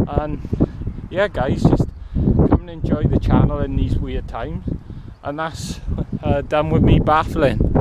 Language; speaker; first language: English; native; English